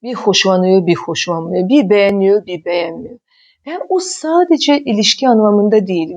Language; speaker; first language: Turkish; non-native, fluent; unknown